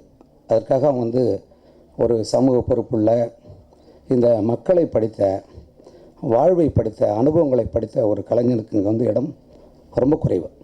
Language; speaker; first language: Tamil; native; Tamil